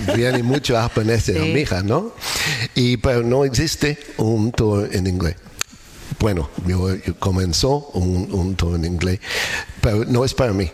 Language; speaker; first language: Spanish; non-native, learner; English